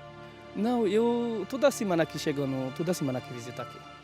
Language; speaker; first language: Portuguese; non-native, learner; Bangla